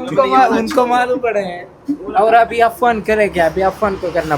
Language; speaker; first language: Hindi; non-native, local second language; Malayalam